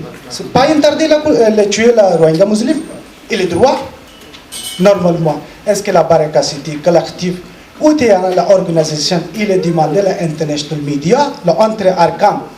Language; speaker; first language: French; non-native, learner; Rohingya